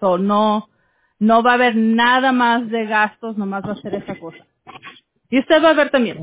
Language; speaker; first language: Spanish; early bilingual, heritage; Spanish